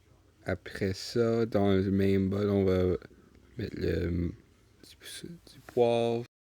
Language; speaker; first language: French; non-native, local second language; English